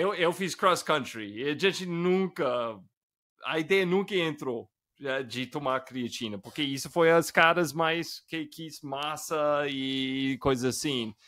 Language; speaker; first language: Portuguese; non-native, fluent; English